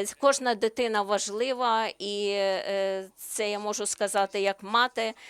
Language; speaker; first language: Ukrainian; non-native, learner; Slovenian